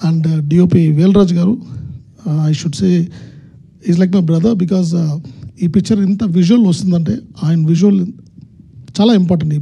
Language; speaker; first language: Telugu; non-native, learner; Tamil